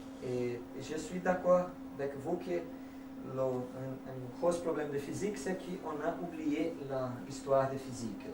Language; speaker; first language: French; non-native, learner; Portuguese